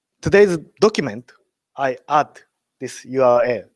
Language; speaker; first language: English; non-native, learner; Japanese